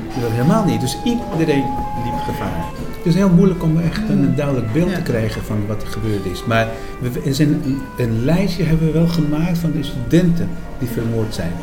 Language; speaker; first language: Dutch; non-native, fluent; Spanish